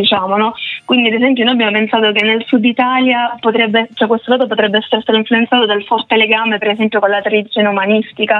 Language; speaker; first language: Italian; native; Italian